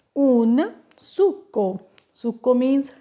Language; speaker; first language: Italian; non-native, fluent; Punjabi